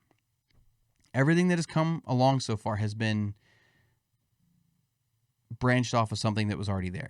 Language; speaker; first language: English; native; English